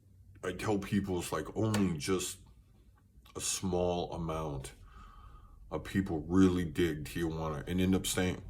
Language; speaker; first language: English; native; English